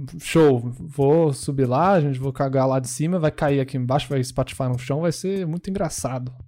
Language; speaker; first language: Portuguese; early bilingual, other home language; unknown